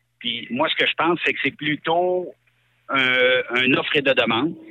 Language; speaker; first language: French; native; French